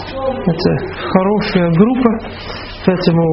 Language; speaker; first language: Russian; non-native, fluent; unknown